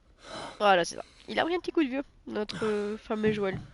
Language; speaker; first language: French; native; French